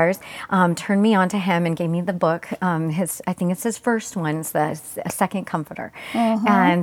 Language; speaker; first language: English; native; English